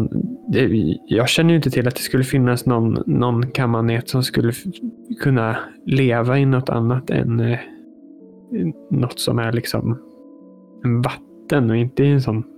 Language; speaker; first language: Swedish; native; Swedish